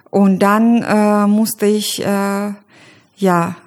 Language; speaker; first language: German; non-native, fluent; Russian